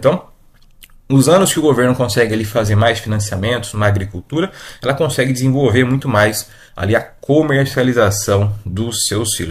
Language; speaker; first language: Portuguese; native; Portuguese